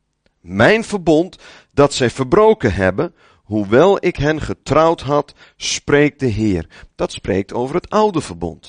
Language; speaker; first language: Dutch; native; Dutch